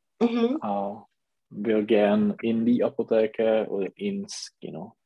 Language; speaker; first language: German; non-native, learner; Czech